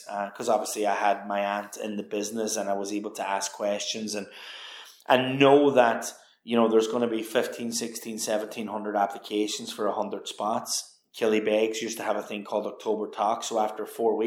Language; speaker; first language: English; native; English